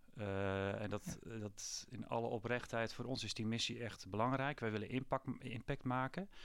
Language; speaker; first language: Dutch; native; Dutch